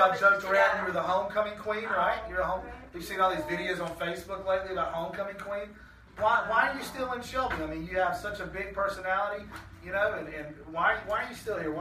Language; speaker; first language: English; native; English